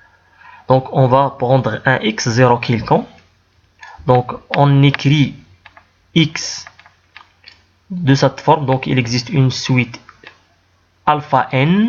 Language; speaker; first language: French; non-native, local second language; Arabic